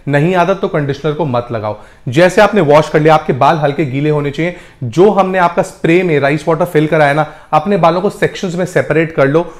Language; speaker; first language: Hindi; native; Hindi